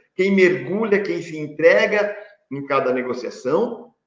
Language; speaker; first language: Portuguese; native; Portuguese